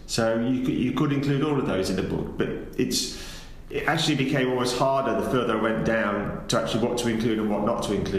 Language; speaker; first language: English; native; English